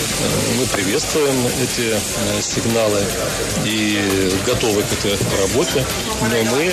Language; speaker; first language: Russian; native; Russian